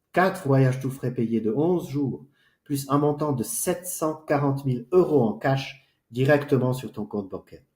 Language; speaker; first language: French; native; French